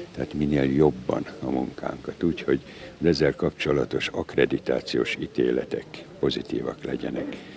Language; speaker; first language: Hungarian; native; Hungarian